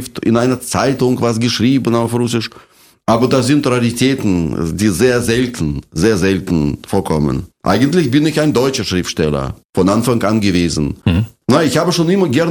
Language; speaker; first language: German; non-native, fluent; Russian